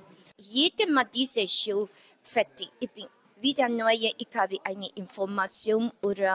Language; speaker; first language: German; non-native, learner; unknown